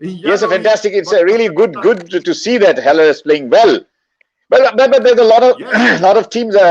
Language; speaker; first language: English; non-native, local second language; Bangla